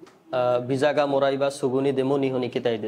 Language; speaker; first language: Japanese; non-native, learner; Bangla